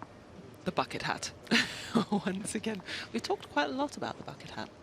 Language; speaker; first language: English; native; English